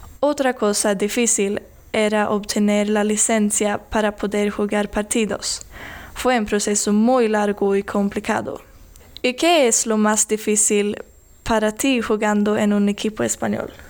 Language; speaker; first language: Spanish; non-native, learner; Swedish